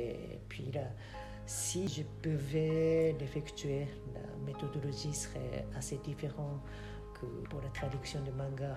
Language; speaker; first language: French; non-native, fluent; Japanese